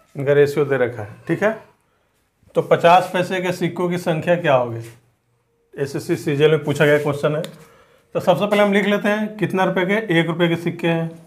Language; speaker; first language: Hindi; native; Hindi